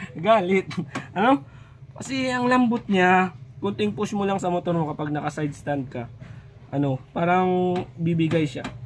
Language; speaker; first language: Filipino; non-native, local second language; Waray